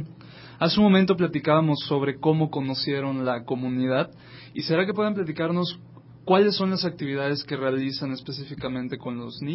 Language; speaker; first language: Spanish; native; Spanish